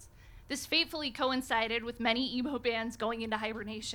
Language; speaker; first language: English; native; English